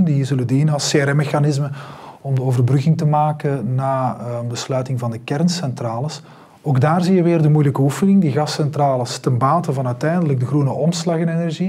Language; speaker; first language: Dutch; native; Dutch